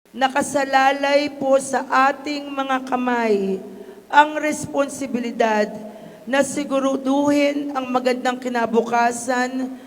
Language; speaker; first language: Filipino; native; Filipino